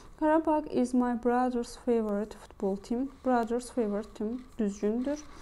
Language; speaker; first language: English; non-native, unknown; Azerbaijani